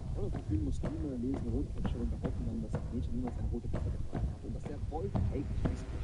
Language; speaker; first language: German; native; German